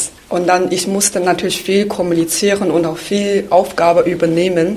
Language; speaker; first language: German; non-native, fluent; Chinese